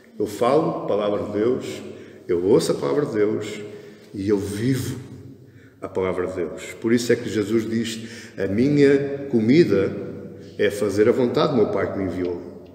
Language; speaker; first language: Portuguese; early bilingual, heritage; Portuguese